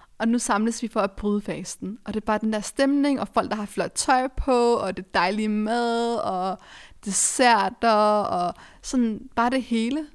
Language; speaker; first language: Danish; early bilingual, other home language; Arabic